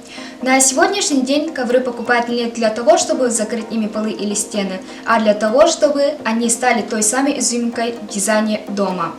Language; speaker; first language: Russian; non-native, local second language; Yakut